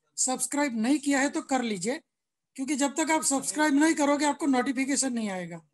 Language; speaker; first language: Hindi; non-native, local second language; Gujarati